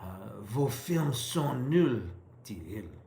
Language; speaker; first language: French; non-native, learner; English